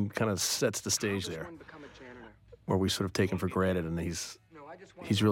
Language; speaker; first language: English; native; English